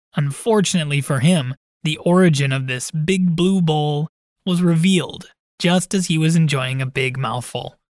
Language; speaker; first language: English; native; English